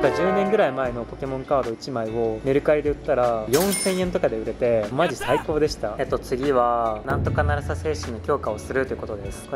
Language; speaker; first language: Japanese; native; Japanese